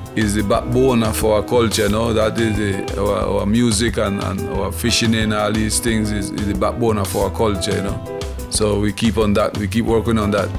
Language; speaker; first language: English; non-native, fluent; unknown